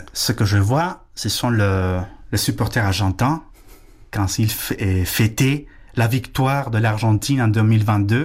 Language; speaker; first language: French; non-native, fluent; Spanish